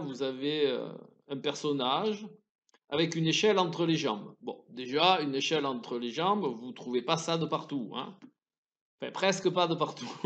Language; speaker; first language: French; native; French